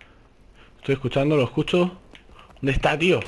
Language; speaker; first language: Spanish; native; Spanish